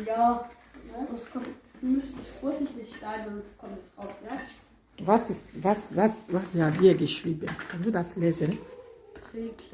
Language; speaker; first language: German; early bilingual, other home language; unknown